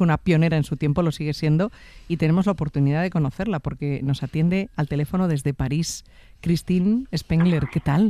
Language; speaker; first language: Spanish; native; Spanish